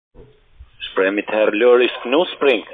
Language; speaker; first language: German; non-native, learner; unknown